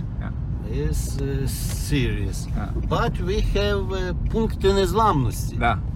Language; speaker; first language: English; non-native, learner; Ukrainian